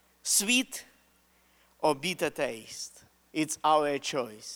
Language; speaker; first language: English; non-native, fluent; Russian